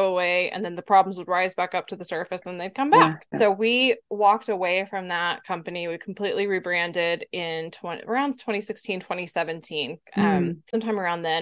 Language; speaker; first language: English; native; English